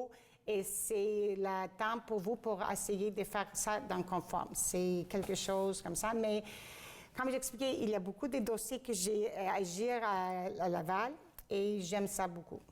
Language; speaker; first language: French; non-native, fluent; Greek